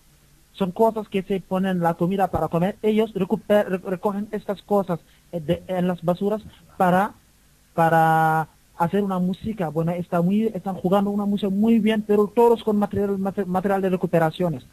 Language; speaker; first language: Spanish; non-native, learner; Wolof